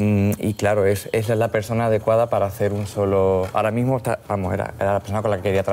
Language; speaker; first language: Spanish; native; Spanish